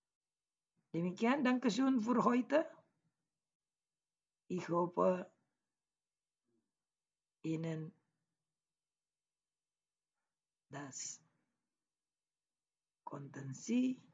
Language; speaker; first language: German; non-native, learner; Indonesian